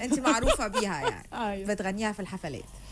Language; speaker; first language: Arabic; native; Arabic